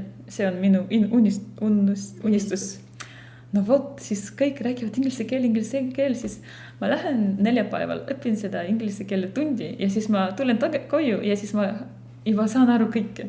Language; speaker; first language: Estonian; non-native, fluent; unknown